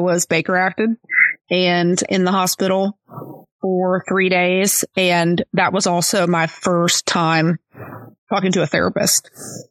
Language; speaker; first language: English; native; English